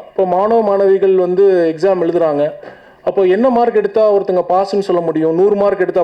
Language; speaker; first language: Tamil; native; Tamil